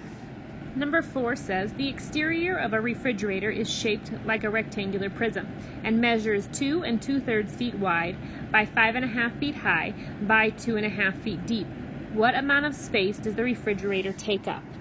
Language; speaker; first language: English; native; English